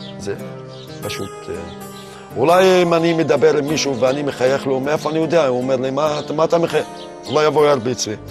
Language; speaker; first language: Hebrew; non-native, fluent; Arabic